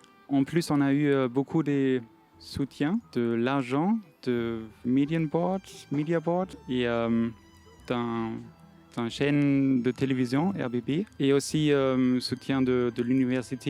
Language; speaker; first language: French; non-native, fluent; German